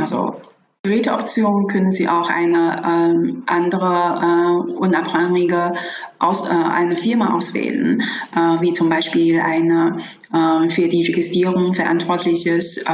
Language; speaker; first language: German; non-native, fluent; Chinese